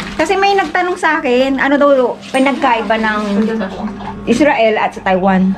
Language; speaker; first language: Filipino; native; Filipino